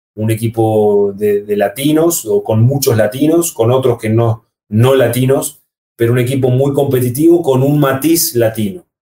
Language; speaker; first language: Spanish; native; Spanish